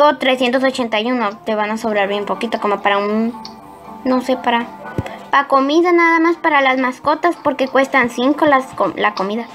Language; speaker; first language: Spanish; native; Spanish